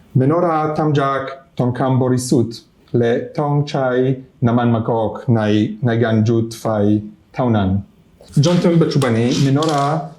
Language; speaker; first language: Thai; non-native, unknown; Hebrew